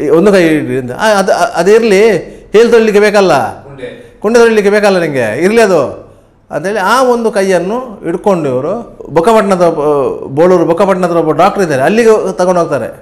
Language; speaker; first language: Kannada; native; Kannada